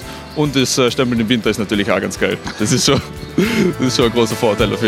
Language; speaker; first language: German; native; German